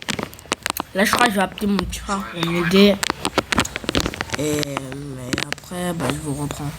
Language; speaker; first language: French; native; French